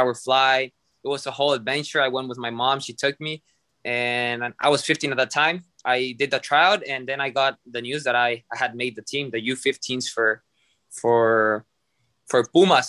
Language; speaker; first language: English; non-native, fluent; Spanish